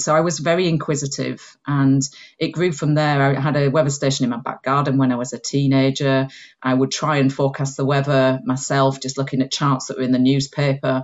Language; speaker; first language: English; native; English